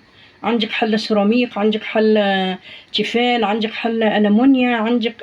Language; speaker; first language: Arabic; native; Arabic